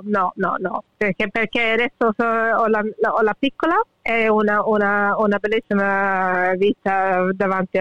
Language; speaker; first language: Italian; early bilingual, heritage; English